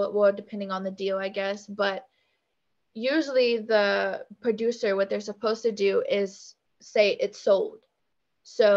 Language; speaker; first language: English; native; English